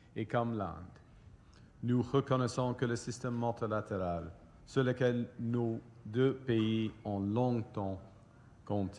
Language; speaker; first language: French; non-native, fluent; English